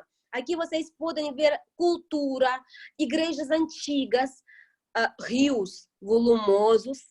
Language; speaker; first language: Portuguese; non-native, fluent; Russian